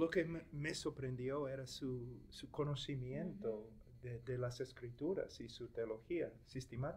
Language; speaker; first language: Spanish; non-native, fluent; English